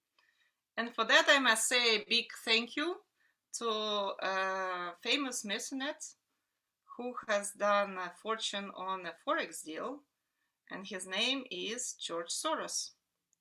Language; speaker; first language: English; non-native, fluent; Russian